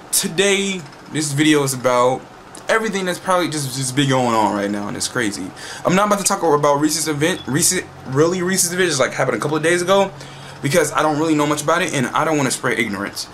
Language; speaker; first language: English; native; English